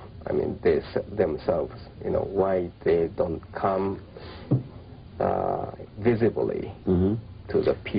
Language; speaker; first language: English; non-native, fluent; Japanese